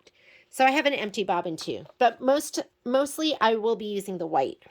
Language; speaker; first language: English; native; English